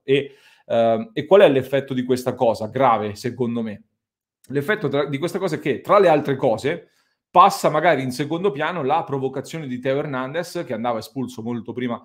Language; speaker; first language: Italian; native; Italian